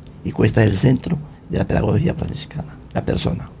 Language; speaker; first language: Italian; non-native, fluent; Spanish